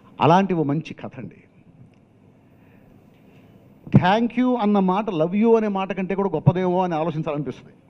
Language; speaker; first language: Telugu; native; Telugu